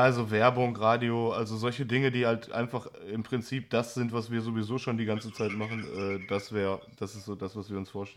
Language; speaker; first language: German; native; German